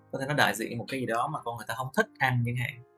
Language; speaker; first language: Vietnamese; native; Vietnamese